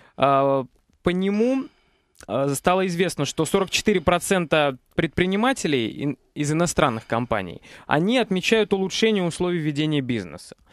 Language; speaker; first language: Russian; native; Russian